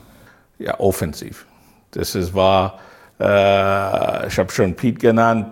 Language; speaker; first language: German; non-native, learner; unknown